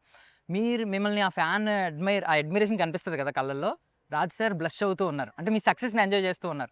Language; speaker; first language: Telugu; native; Telugu